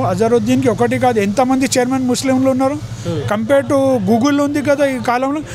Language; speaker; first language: Telugu; non-native, local second language; Urdu